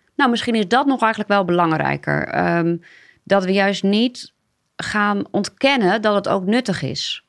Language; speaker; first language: Dutch; native; Dutch